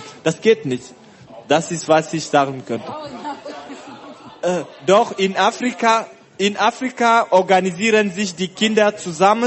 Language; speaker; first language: German; non-native, fluent; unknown